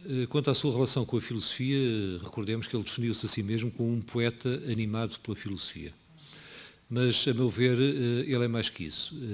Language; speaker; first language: Portuguese; native; Portuguese